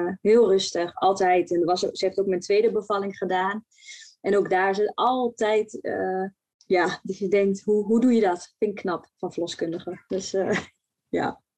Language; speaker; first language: Dutch; native; Dutch